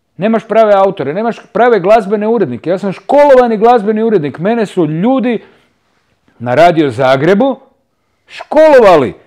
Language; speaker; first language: Croatian; native; Croatian